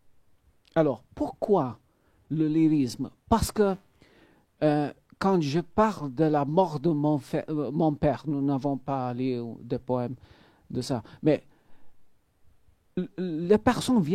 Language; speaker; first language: French; non-native, fluent; Maltese